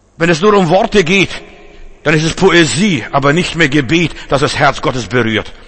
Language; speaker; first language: German; non-native, fluent; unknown